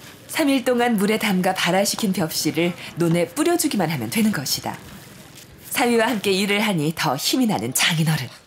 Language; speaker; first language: Korean; native; Korean